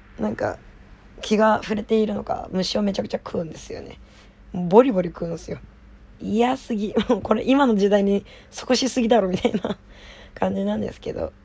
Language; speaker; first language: Japanese; native; Japanese